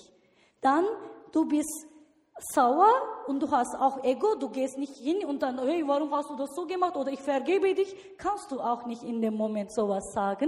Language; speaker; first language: German; non-native, learner; Turkish